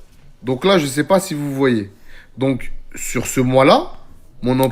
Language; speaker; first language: French; native; French